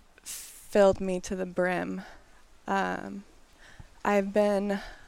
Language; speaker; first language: English; native; English